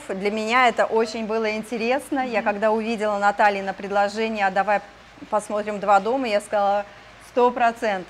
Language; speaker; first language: Russian; native; Russian